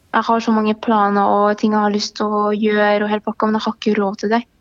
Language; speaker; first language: Norwegian; early bilingual, other home language; Arabic